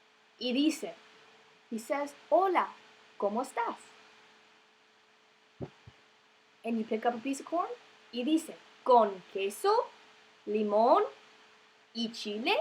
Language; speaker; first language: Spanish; non-native, fluent; English